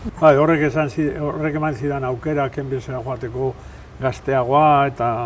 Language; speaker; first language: Basque; non-native, local second language; Spanish